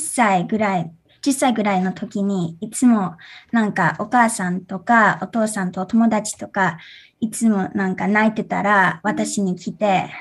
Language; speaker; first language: Japanese; early bilingual, heritage; English